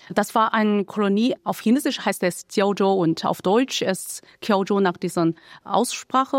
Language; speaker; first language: German; non-native, fluent; Chinese